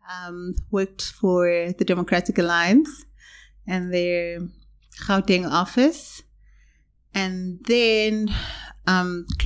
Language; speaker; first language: English; non-native, local second language; Zulu